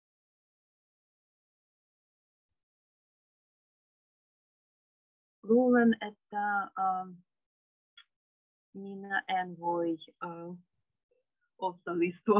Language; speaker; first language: Finnish; non-native, learner; Russian